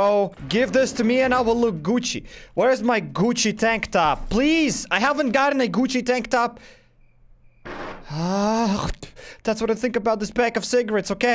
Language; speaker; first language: English; non-native, fluent; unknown